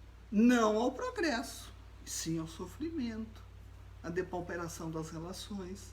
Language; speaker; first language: Portuguese; native; Portuguese